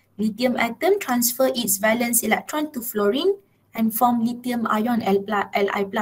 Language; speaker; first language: English; non-native, local second language; Malay